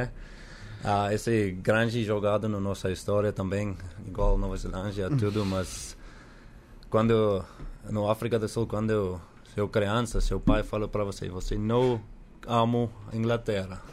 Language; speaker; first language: Portuguese; non-native, learner; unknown